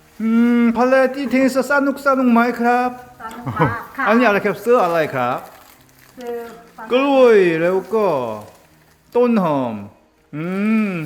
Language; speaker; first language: Thai; non-native, learner; Korean